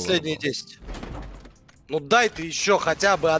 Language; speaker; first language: Russian; native; Russian